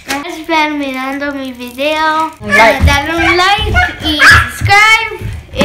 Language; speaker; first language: Spanish; early bilingual, heritage; Spanish